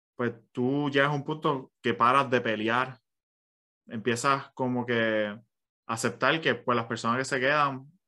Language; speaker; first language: Spanish; early bilingual, other home language; English